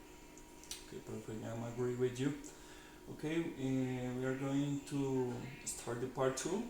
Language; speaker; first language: English; non-native, learner; Spanish